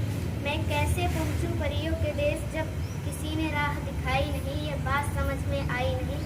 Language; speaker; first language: Hindi; native; Hindi